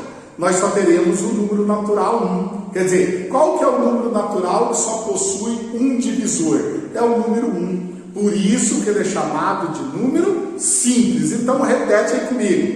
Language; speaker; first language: Portuguese; native; Portuguese